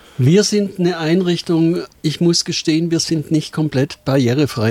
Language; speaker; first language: German; native; German